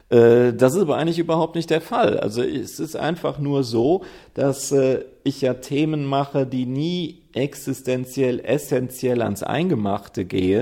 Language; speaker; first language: German; native; German